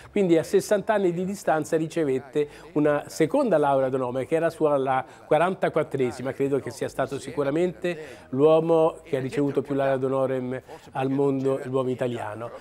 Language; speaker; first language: Italian; native; Italian